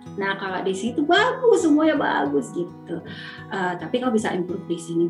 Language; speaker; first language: Indonesian; native; Indonesian